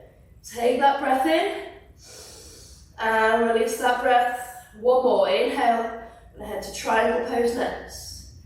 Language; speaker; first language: English; native; English